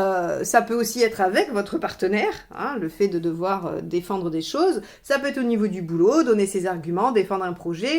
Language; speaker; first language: French; native; French